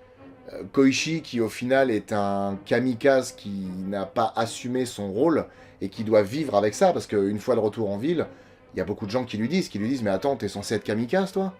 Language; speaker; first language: French; native; French